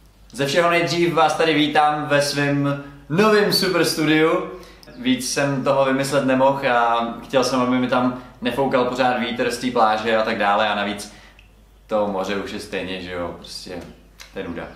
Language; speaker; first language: Czech; native; Czech